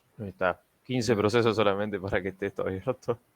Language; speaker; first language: Spanish; native; Spanish